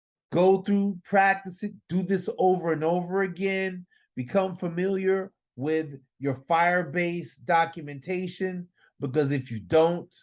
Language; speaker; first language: English; native; English